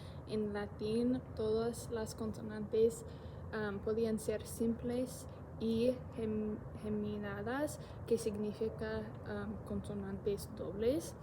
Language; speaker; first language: Spanish; non-native, learner; English